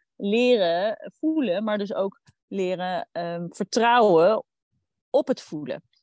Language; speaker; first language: Dutch; native; Dutch